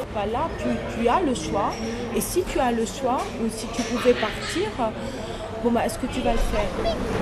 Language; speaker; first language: French; non-native, local second language; Arabic